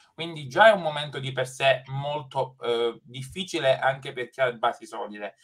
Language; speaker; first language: Italian; native; Italian